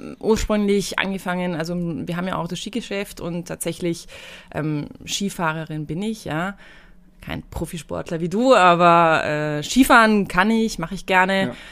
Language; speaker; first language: German; native; German